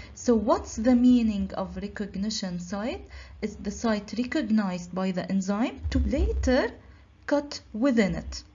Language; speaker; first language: English; non-native, local second language; Arabic